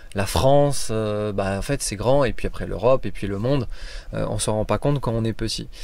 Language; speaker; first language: French; native; French